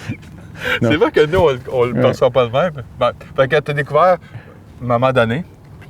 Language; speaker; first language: French; native; French